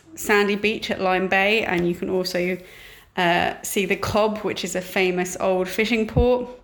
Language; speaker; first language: English; native; English